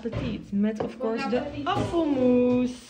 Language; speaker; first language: Dutch; native; Dutch